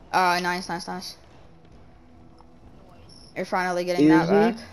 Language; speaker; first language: English; native; English